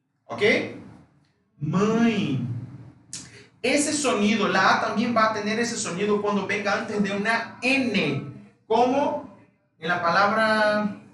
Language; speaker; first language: Spanish; non-native, fluent; Portuguese